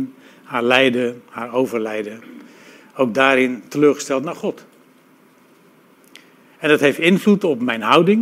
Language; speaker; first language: Dutch; native; Dutch